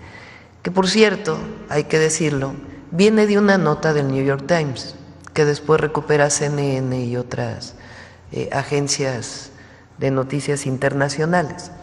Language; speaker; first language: Spanish; native; Spanish